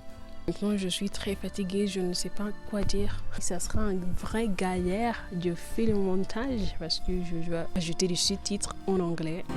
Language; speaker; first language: French; non-native, learner; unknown